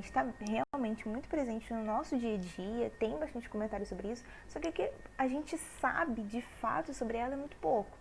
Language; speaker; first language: Portuguese; native; Portuguese